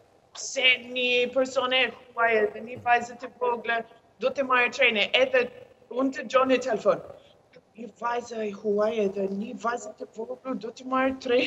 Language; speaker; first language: Albanian; non-native, learner; English